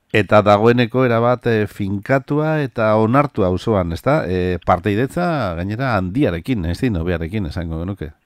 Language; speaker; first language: Basque; native; Basque